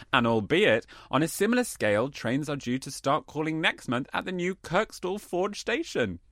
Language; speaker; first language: English; native; English